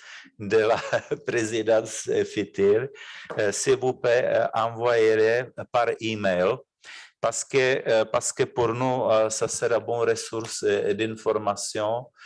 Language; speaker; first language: French; non-native, fluent; Czech